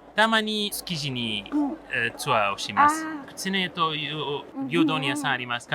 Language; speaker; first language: Japanese; non-native, learner; Arabic